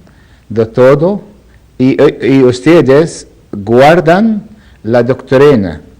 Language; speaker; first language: Spanish; non-native, learner; Arabic